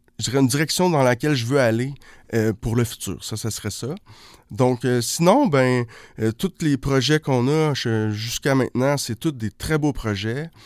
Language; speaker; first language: French; native; French